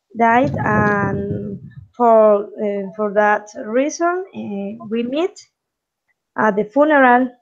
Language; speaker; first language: English; non-native, learner; Spanish